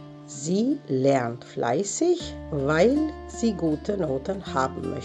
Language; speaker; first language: German; non-native, fluent; Albanian